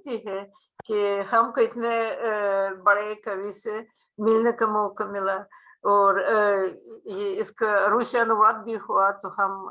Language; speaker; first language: Hindi; non-native, fluent; Russian